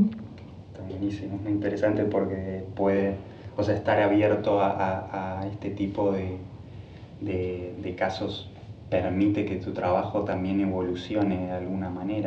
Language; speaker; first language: Spanish; native; Spanish